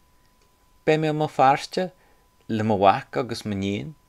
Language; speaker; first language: Irish; non-native, local second language; English